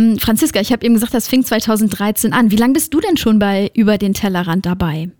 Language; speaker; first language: German; native; German